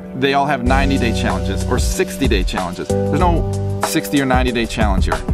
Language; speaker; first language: English; native; English